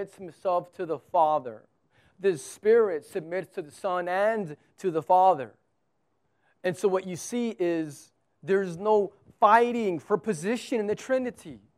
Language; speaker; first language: English; native; English